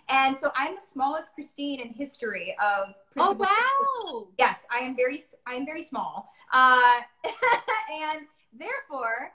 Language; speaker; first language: English; native; English